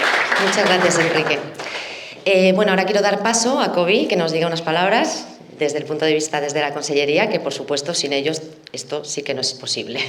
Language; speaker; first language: Spanish; native; Spanish